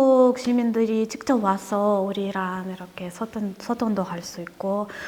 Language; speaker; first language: Korean; non-native, learner; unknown